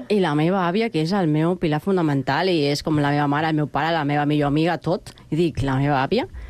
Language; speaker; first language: Catalan; non-native, fluent; Spanish